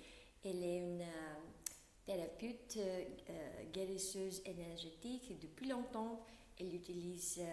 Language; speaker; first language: French; non-native, learner; English